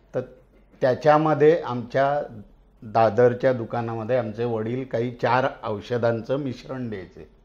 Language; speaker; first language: Marathi; native; Marathi